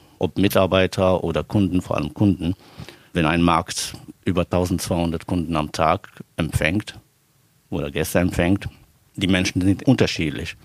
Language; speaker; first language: German; non-native, fluent; Arabic